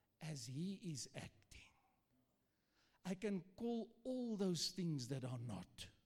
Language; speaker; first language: English; non-native, local second language; Afrikaans